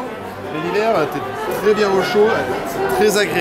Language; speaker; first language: French; native; French